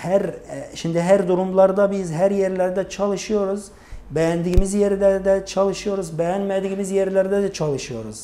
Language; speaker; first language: Turkish; non-native, fluent; Arabic